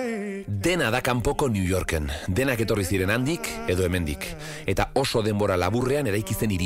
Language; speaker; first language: Basque; native; Basque